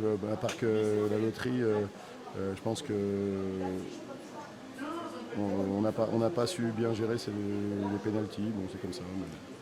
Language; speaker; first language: French; native; French